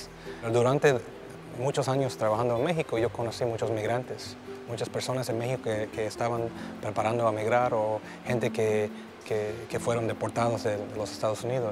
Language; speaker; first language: Spanish; early bilingual, heritage; English